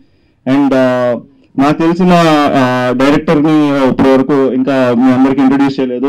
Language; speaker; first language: Telugu; native; Telugu